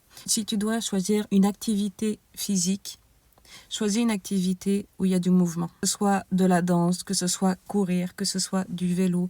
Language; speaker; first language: French; native; French